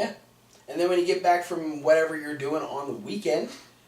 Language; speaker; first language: English; native; English